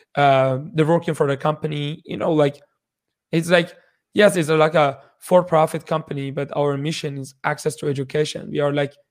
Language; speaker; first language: English; non-native, fluent; Persian